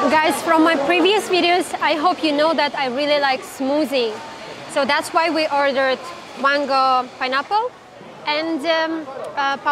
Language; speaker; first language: English; non-native, learner; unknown